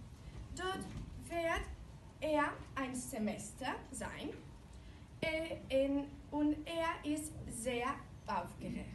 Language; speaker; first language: German; non-native, learner; Catalan